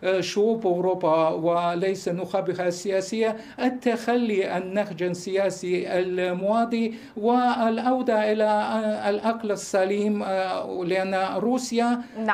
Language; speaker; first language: Arabic; non-native, fluent; Russian